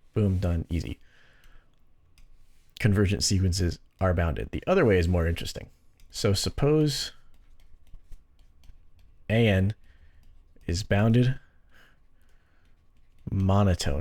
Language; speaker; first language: English; native; English